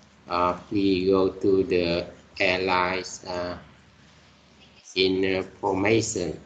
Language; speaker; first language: English; non-native, learner; Vietnamese